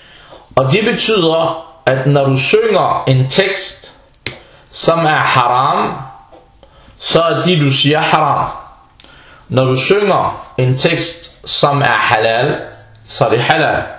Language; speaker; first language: Danish; early bilingual, other home language; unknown